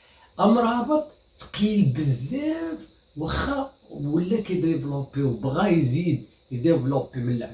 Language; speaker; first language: Arabic; native; Arabic